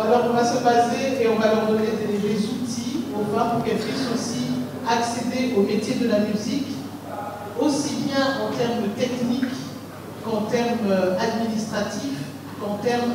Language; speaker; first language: French; native; French